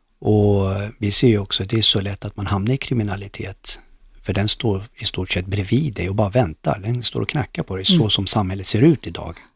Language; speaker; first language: Swedish; early bilingual, other home language; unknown